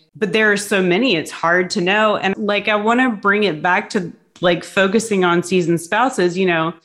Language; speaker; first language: English; native; English